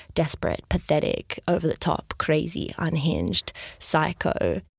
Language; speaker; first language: English; native; English